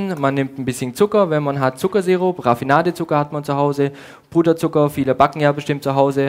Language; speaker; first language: German; native; German